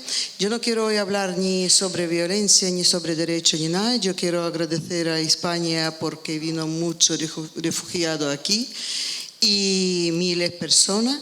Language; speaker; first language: Spanish; non-native, learner; Ukrainian